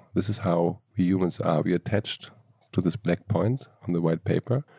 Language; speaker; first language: English; non-native, fluent; German